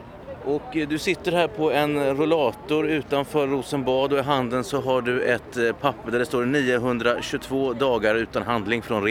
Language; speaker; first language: Swedish; native; Swedish